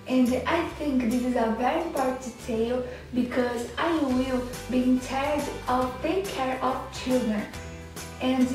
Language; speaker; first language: English; non-native, learner; Portuguese